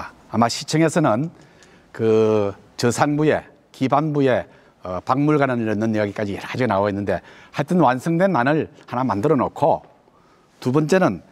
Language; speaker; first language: Korean; native; Korean